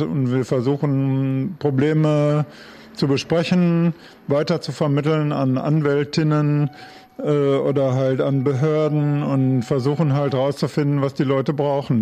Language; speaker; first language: German; native; German